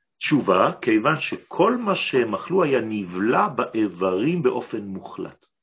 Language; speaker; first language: Hebrew; non-native, fluent; French